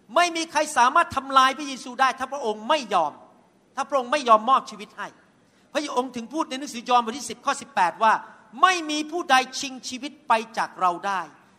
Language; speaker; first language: Thai; native; Thai